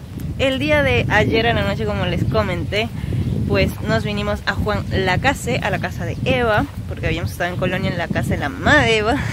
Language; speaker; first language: Spanish; native; Spanish